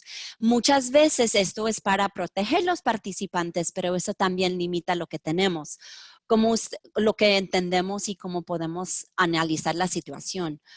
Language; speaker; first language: Spanish; early bilingual, heritage; Spanish